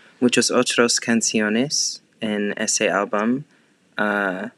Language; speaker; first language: Spanish; non-native, learner; English